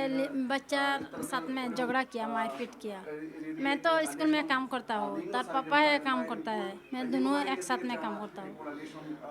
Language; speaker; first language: Hindi; non-native, local second language; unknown